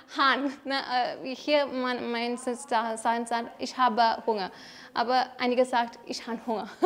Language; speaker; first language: German; non-native, learner; Malayalam